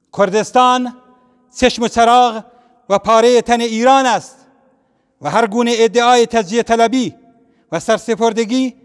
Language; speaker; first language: Persian; non-native, local second language; Central Kurdish